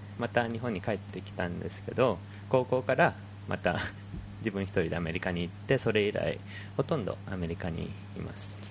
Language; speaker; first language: Japanese; early bilingual, heritage; Japanese